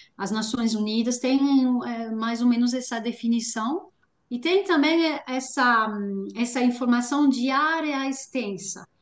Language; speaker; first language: Portuguese; non-native, fluent; French